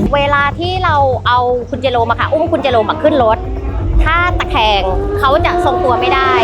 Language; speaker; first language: Thai; native; Thai